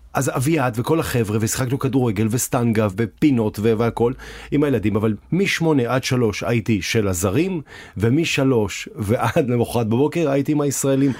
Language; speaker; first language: Hebrew; native; Hebrew